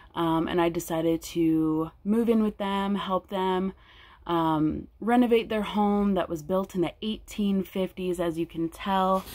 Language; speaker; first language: English; native; English